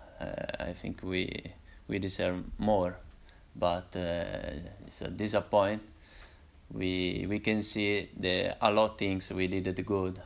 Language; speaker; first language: English; non-native, learner; Italian